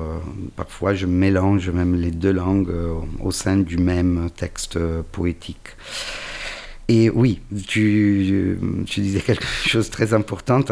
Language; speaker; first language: French; non-native, fluent; Italian